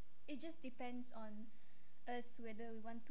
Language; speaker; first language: English; non-native, local second language; Malay